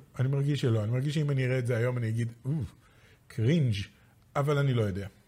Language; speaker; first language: Hebrew; native; Hebrew